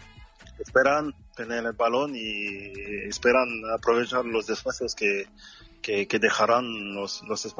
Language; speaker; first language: Spanish; non-native, fluent; French